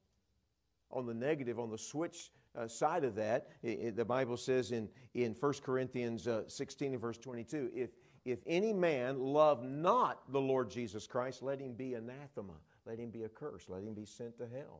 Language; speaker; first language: English; native; English